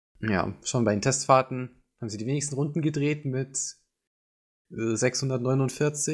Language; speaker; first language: German; native; German